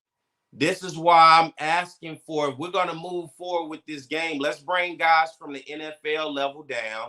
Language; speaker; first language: English; native; English